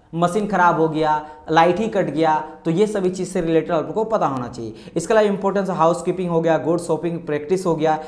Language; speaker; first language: Hindi; non-native, local second language; Marathi